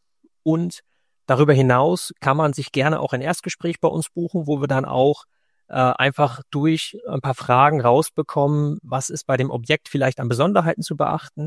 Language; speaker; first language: German; native; German